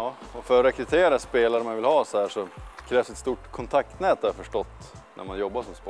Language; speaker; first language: Swedish; native; Swedish